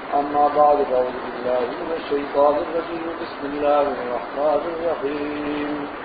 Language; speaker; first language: Urdu; non-native, local second language; Pashto